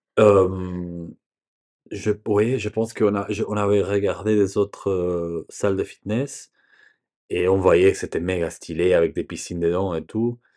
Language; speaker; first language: French; non-native, learner; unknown